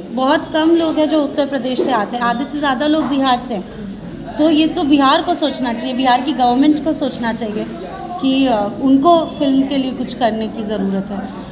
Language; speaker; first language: Hindi; native; Hindi